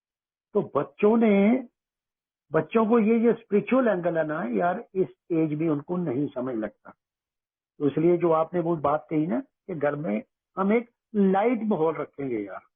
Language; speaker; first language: Hindi; native; Hindi